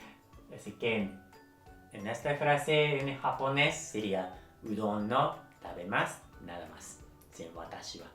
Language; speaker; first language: Spanish; non-native, fluent; Japanese